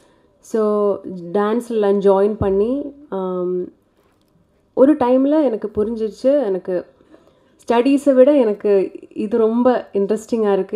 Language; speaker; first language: Tamil; non-native, local second language; Malayalam